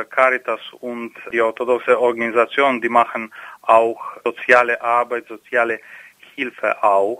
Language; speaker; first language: German; non-native, learner; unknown